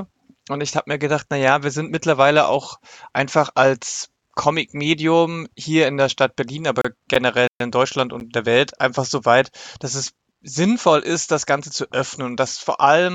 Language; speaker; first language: German; native; German